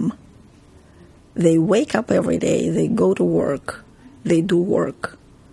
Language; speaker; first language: English; non-native, fluent; Ukrainian